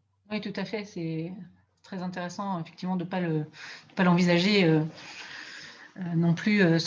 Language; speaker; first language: French; native; French